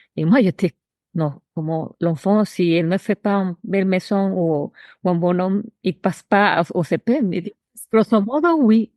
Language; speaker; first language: French; non-native, fluent; Spanish